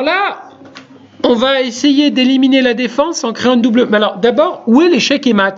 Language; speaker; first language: French; native; French